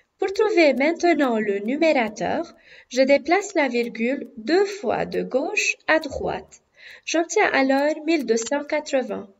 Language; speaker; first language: French; non-native, local second language; Arabic